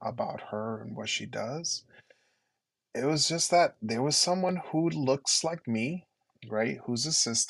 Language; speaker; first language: English; early bilingual, other home language; Spanish